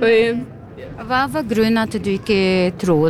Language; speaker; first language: Norwegian; non-native, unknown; Portuguese